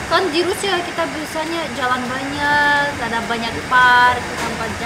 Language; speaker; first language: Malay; non-native, learner; Russian